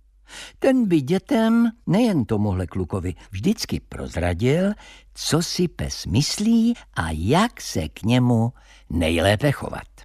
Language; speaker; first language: Czech; native; Czech